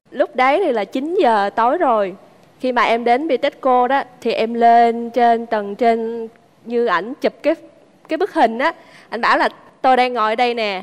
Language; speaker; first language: Vietnamese; native; Vietnamese